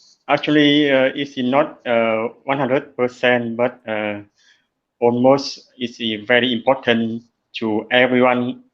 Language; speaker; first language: English; non-native, learner; Vietnamese